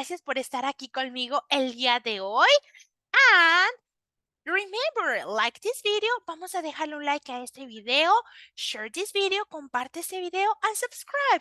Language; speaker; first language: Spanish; native; Spanish